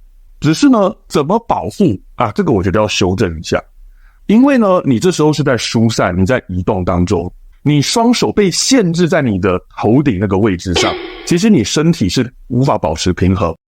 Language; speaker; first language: Chinese; native; Chinese